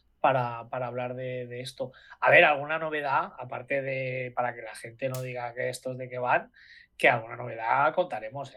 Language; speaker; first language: Spanish; native; Spanish